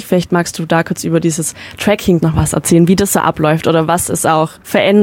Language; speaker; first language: German; native; German